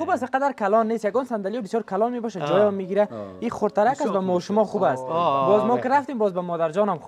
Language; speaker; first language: Persian; native; Persian